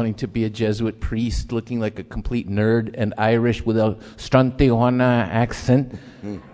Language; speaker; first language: English; early bilingual, other home language; Spanish